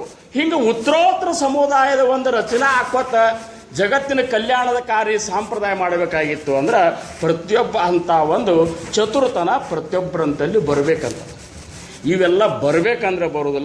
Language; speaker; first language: Kannada; native; Kannada